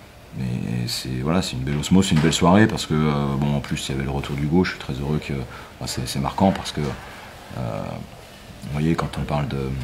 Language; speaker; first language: French; native; French